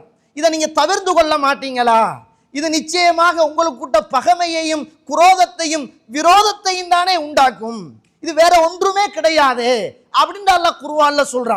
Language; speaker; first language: Tamil; native; Tamil